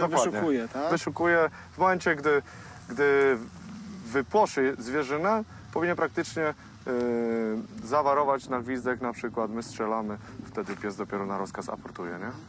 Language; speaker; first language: Polish; native; Polish